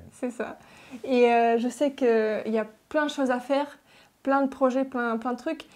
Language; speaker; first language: French; non-native, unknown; Russian